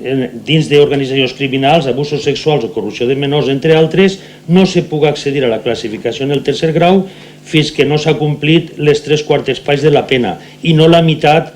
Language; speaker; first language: Catalan; native; Catalan